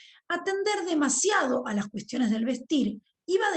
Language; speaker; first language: Spanish; native; Spanish